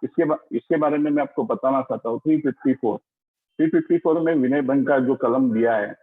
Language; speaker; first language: Hindi; non-native, local second language; Marathi